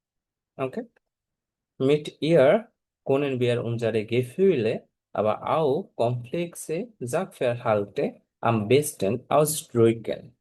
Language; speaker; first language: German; non-native, fluent; Bangla